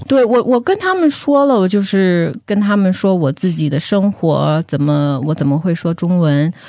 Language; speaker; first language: Chinese; early bilingual, other home language; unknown